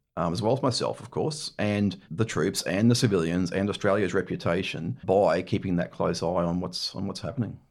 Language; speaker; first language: English; native; English